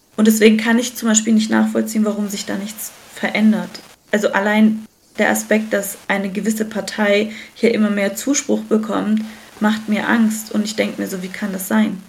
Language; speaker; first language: German; early bilingual, other home language; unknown